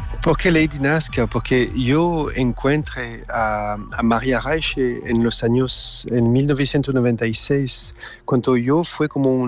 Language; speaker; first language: Spanish; non-native, learner; French